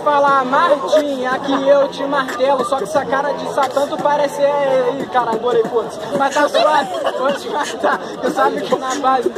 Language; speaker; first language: Portuguese; native; Portuguese